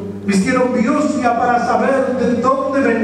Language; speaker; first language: Spanish; native; Spanish